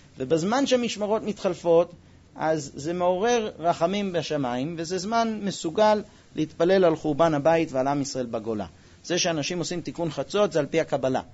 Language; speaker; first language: Hebrew; non-native, fluent; English